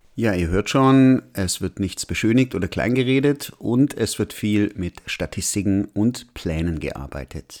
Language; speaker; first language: German; native; German